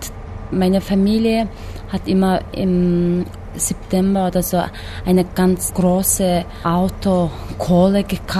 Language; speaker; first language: German; non-native, learner; Mongolian